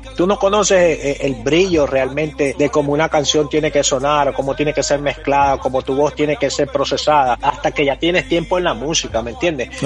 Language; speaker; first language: Spanish; early bilingual, heritage; Spanish